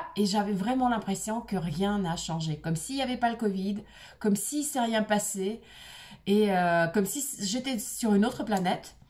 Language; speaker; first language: French; non-native, fluent; Russian